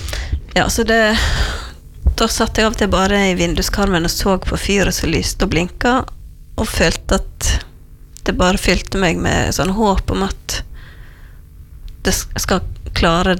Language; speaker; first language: Norwegian; native; Norwegian